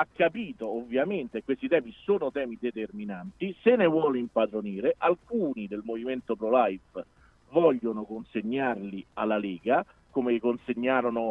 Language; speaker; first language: Italian; native; Italian